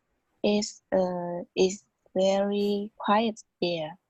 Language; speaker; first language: English; non-native, learner; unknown